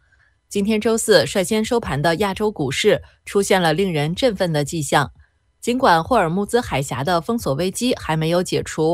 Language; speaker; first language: Chinese; native; Chinese